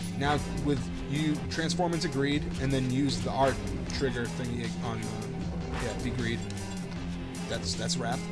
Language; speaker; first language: English; native; English